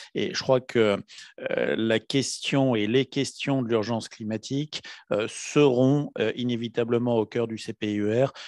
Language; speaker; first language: French; native; French